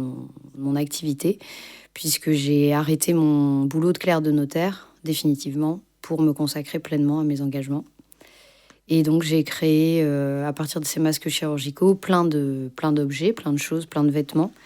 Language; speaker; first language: French; native; French